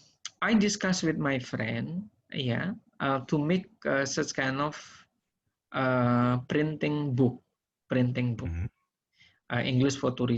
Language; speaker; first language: English; non-native, learner; Indonesian